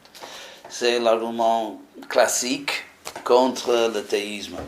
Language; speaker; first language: French; non-native, fluent; English